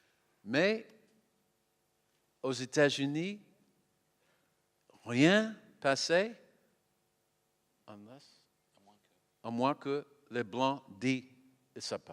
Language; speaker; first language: French; non-native, learner; English